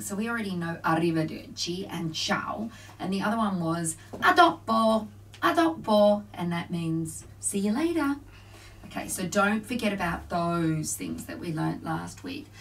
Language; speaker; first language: English; native; English